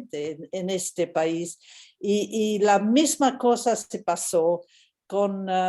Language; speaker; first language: Spanish; non-native, fluent; English